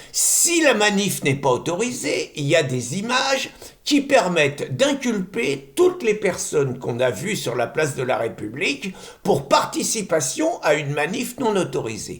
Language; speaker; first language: French; native; French